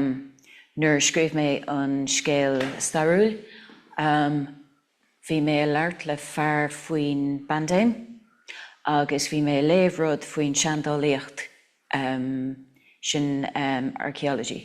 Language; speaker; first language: Irish; non-native, local second language; English